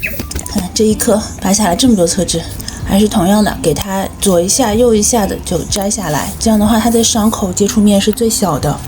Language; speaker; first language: Chinese; native; Chinese